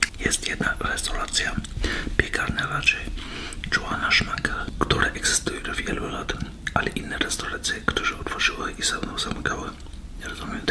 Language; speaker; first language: Polish; early bilingual, heritage; Polish